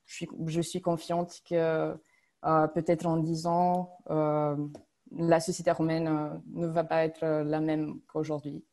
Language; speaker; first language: French; non-native, fluent; Romanian